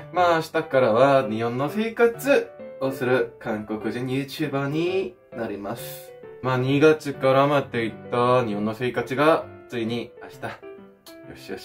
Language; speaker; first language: Japanese; non-native, fluent; Korean